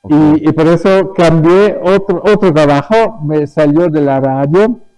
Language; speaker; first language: Spanish; early bilingual, other home language; German